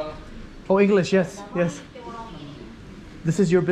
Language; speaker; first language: English; early bilingual, other home language; Vietnamese